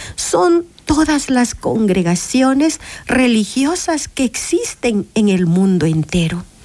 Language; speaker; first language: Spanish; native; Spanish